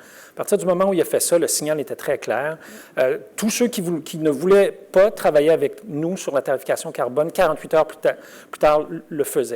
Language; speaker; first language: French; native; French